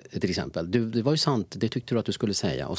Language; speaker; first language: Swedish; native; Swedish